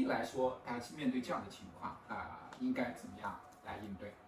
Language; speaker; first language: Chinese; native; Chinese